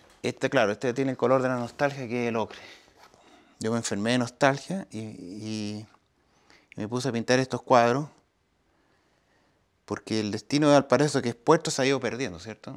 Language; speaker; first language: Spanish; native; Spanish